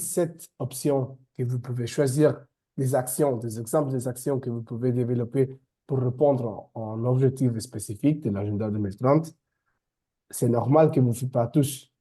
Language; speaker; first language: French; non-native, fluent; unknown